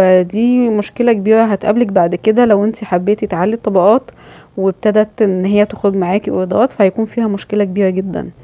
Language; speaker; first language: Arabic; native; Arabic